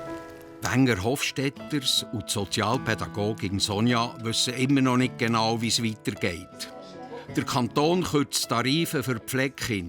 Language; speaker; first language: German; native; German